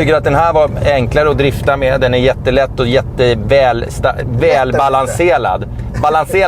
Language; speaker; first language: Swedish; native; Swedish